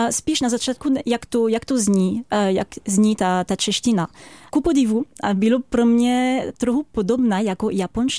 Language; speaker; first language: Czech; non-native, fluent; French